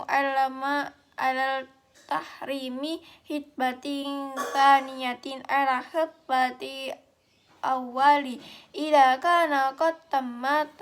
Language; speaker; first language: Arabic; non-native, learner; Indonesian